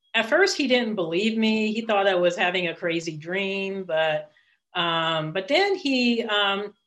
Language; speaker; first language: English; early bilingual, other home language; Italian